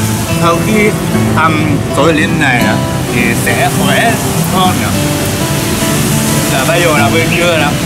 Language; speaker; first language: Vietnamese; non-native, learner; Japanese